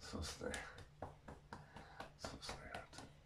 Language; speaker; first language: Japanese; native; Japanese